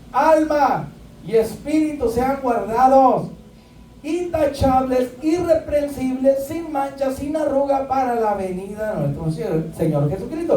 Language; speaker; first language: Spanish; native; Spanish